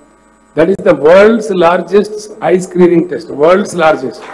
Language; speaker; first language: Telugu; native; Telugu